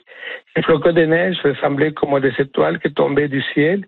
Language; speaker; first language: French; non-native, fluent; Spanish